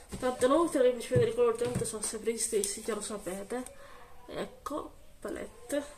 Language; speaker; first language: Italian; native; Italian